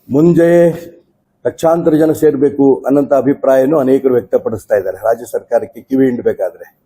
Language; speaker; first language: Kannada; native; Kannada